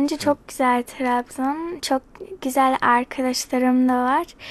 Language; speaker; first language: Turkish; early bilingual, other home language; English